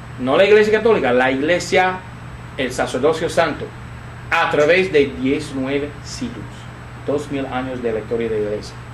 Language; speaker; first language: Spanish; non-native, fluent; English